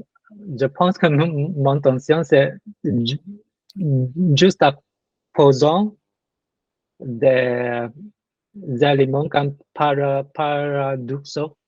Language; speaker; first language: French; non-native, learner; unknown